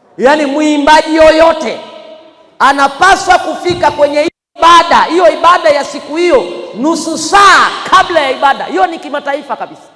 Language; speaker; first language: Swahili; native; Swahili